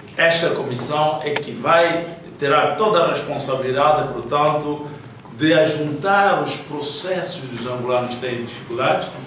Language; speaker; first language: Portuguese; native; Portuguese